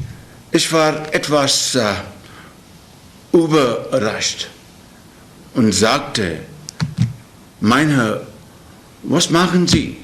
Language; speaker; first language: German; non-native, learner; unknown